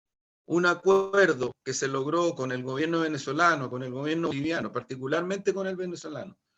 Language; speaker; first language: Spanish; native; Spanish